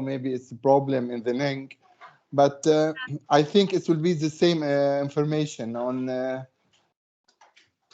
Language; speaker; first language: English; non-native, learner; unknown